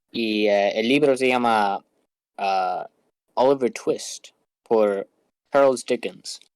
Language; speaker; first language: Spanish; non-native, learner; English